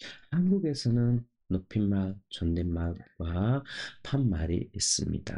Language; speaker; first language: Korean; non-native, local second language; Nepali